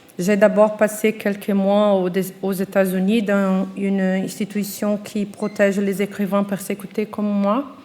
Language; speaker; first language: French; non-native, fluent; Portuguese